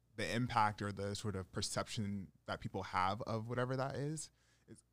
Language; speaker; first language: English; native; English